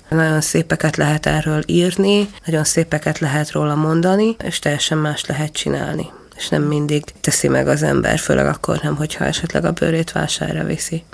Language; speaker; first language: Hungarian; native; Hungarian